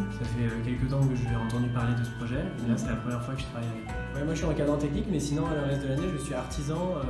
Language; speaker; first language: French; native; French